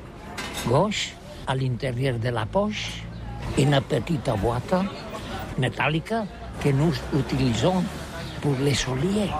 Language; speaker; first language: French; non-native, learner; Catalan